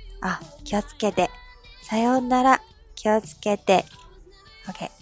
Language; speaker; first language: Japanese; non-native, fluent; Chinese